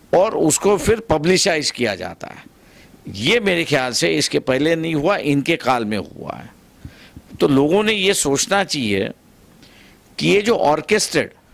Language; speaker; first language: Hindi; non-native, local second language; Marathi